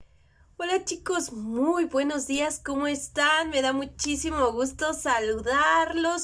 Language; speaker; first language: Spanish; native; Spanish